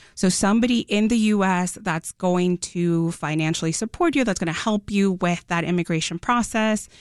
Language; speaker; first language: English; non-native, fluent; Spanish